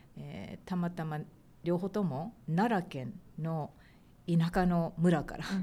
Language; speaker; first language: Japanese; early bilingual, heritage; Japanese